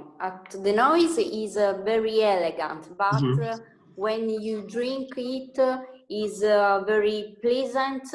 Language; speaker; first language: English; non-native, learner; Italian